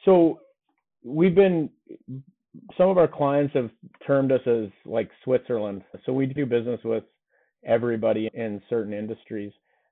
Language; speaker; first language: English; native; English